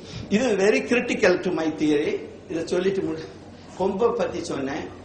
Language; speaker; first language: English; non-native, local second language; Tamil